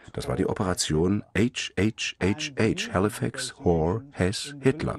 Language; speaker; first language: German; native; German